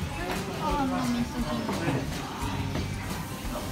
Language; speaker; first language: Japanese; non-native, learner; Chinese